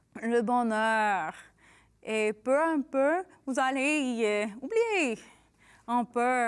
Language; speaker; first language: French; non-native, learner; English